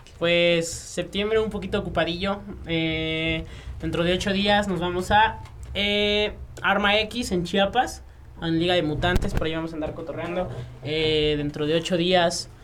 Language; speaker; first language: Spanish; native; Spanish